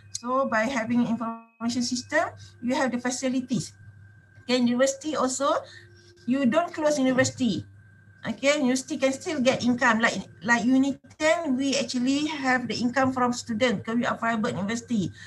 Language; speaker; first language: English; non-native, local second language; Malay